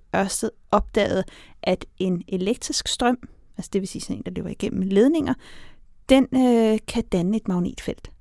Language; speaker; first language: Danish; native; Danish